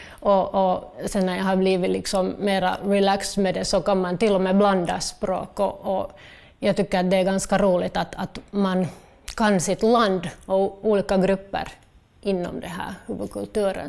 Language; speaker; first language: Swedish; non-native, local second language; Finnish